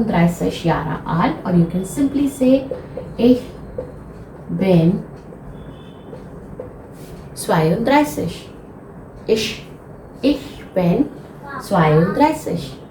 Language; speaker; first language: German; non-native, fluent; Hindi